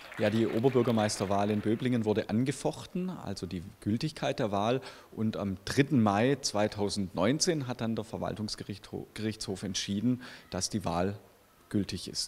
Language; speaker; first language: German; native; German